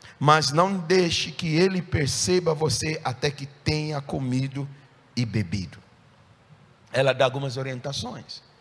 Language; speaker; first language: Portuguese; non-native, fluent; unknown